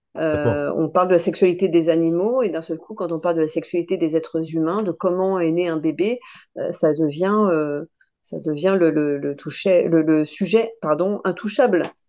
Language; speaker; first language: French; native; French